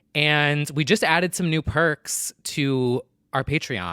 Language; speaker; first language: English; native; English